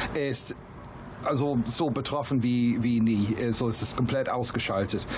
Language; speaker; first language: German; non-native, fluent; English